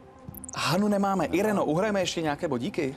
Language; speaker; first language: Czech; native; Czech